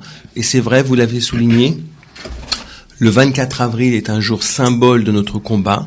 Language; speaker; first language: French; native; French